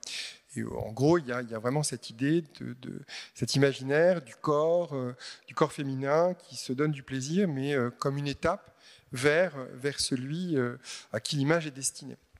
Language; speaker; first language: French; native; French